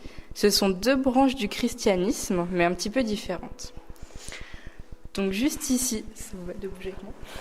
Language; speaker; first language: French; native; French